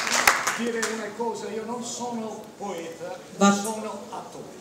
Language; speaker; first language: Italian; non-native, fluent; Albanian